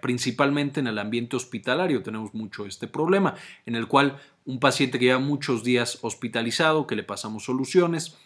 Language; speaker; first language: Spanish; native; Spanish